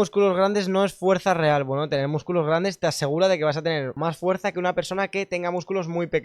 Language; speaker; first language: Spanish; native; Spanish